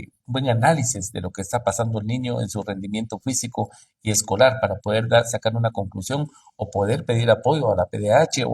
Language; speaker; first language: Spanish; native; Spanish